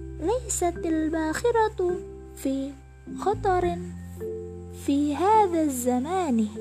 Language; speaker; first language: Arabic; non-native, learner; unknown